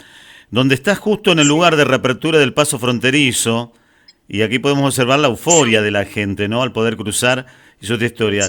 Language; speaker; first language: Spanish; native; Spanish